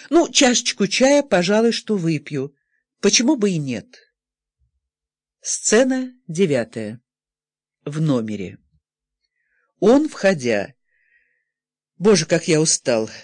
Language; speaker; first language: Russian; native; Russian